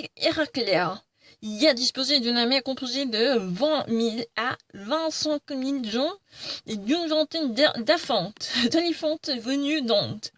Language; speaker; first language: French; non-native, learner; Korean